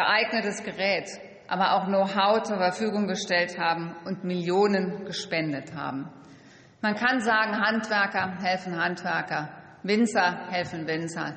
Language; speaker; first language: German; native; German